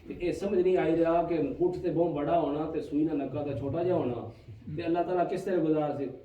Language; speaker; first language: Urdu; non-native, local second language; Punjabi